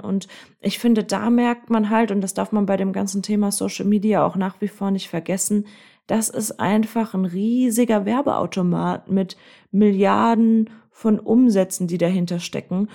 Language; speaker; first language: German; native; German